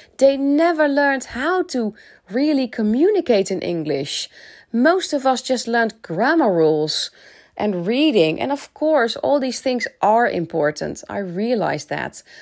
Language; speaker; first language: English; non-native, fluent; Dutch